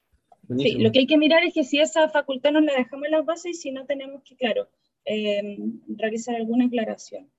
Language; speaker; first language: Spanish; native; Spanish